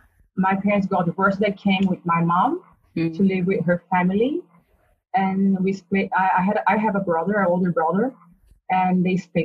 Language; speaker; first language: English; non-native, learner; Portuguese